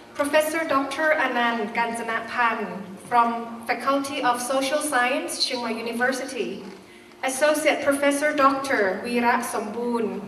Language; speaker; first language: English; non-native, fluent; Thai